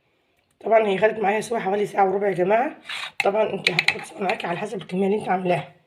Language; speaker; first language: Arabic; native; Arabic